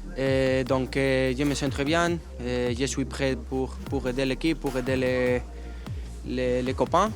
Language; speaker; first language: French; non-native, learner; Spanish